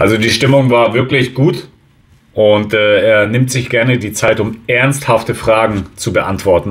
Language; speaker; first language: German; native; German